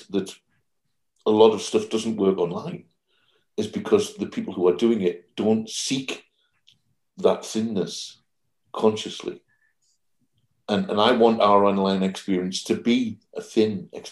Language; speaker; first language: English; native; English